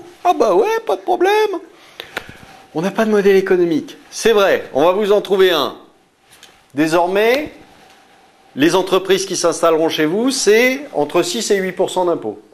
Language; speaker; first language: French; native; French